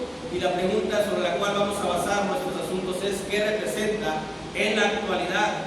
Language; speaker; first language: Spanish; native; Spanish